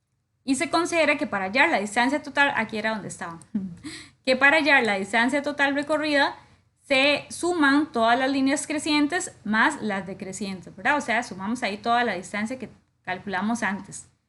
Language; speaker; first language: Spanish; native; Spanish